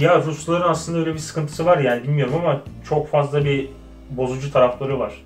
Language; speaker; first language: Turkish; native; Turkish